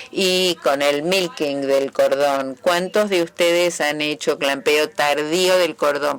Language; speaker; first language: Spanish; native; Spanish